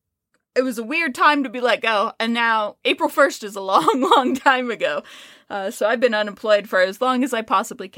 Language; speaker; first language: English; native; English